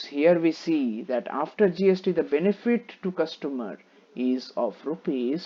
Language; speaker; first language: English; non-native, local second language; Bangla